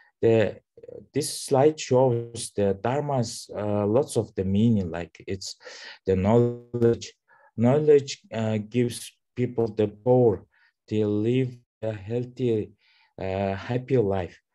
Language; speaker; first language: English; non-native, learner; Mongolian